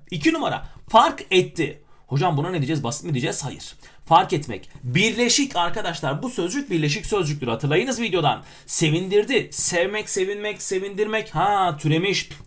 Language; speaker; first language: Turkish; native; Turkish